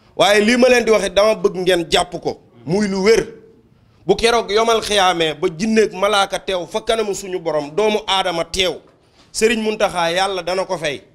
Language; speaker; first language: Wolof; native; Wolof